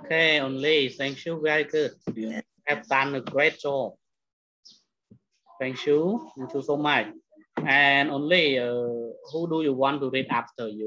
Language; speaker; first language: English; non-native, fluent; Khmer